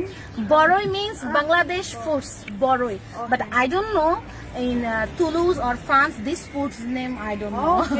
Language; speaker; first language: English; non-native, learner; Bangla